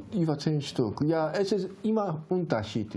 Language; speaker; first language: German; non-native, learner; Japanese